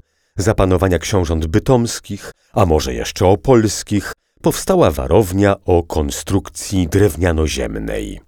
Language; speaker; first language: Polish; native; Polish